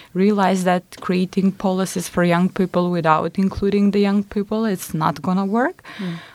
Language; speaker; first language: English; non-native, fluent; Macedonian